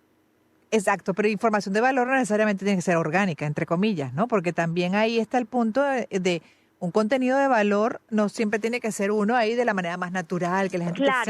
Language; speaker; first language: Spanish; native; Spanish